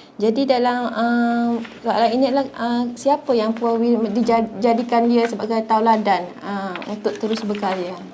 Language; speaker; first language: Malay; native; Malay